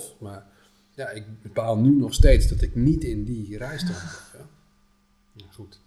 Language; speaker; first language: Dutch; native; Dutch